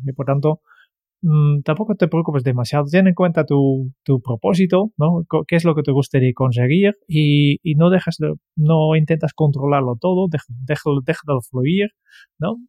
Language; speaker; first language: Spanish; non-native, fluent; Dutch